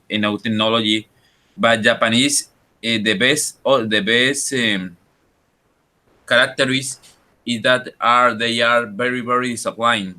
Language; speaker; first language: English; non-native, learner; Spanish